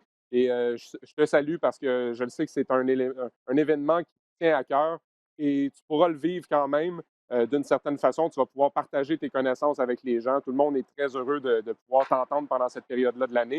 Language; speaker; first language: French; native; French